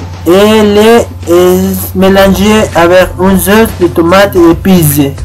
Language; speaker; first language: French; non-native, learner; Spanish